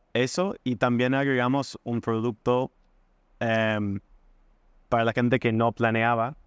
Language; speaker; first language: Spanish; non-native, fluent; English